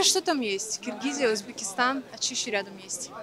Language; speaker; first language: Russian; native; Russian